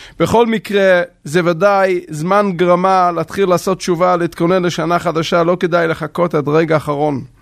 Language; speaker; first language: Hebrew; non-native, local second language; Yiddish